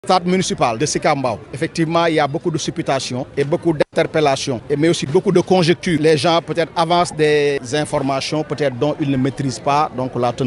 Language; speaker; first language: French; non-native, local second language; Wolof